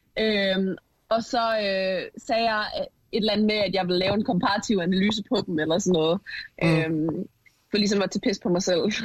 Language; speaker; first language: Danish; native; Danish